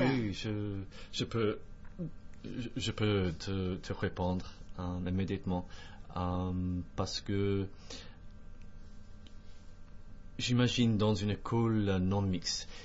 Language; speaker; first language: French; non-native, fluent; English